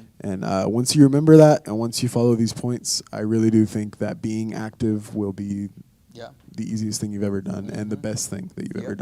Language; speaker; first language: English; native; English